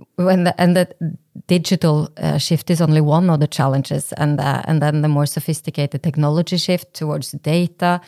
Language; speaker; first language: English; non-native, fluent; Norwegian